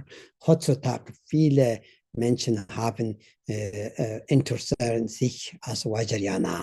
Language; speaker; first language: German; non-native, learner; Tibetan